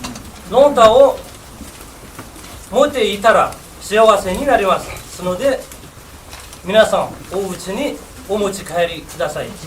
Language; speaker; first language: Japanese; non-native, fluent; Tibetan